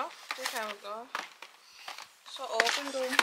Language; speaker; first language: Danish; non-native, learner; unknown